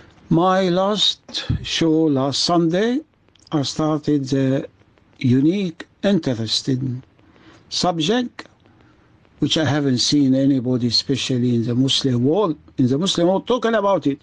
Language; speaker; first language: English; non-native, fluent; Arabic